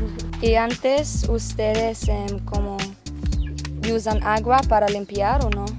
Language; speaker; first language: Spanish; non-native, learner; English